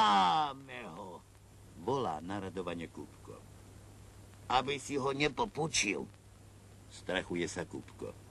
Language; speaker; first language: Slovak; native; Slovak